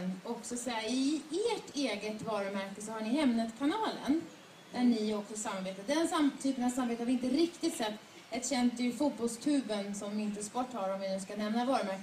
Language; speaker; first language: Swedish; native; Swedish